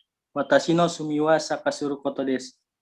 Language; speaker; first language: Japanese; non-native, learner; Indonesian